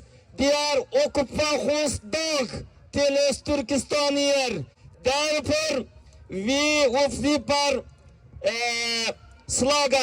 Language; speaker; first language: Swedish; non-native, learner; Uyghur